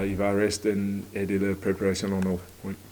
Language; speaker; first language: French; non-native, learner; English